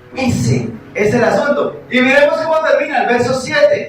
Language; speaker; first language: Spanish; native; Spanish